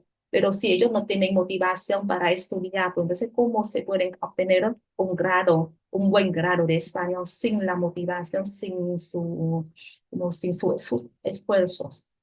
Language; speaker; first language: Spanish; non-native, fluent; Vietnamese